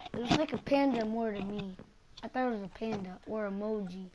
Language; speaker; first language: English; native; English